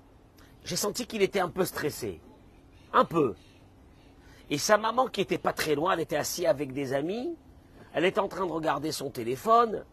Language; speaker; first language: French; native; French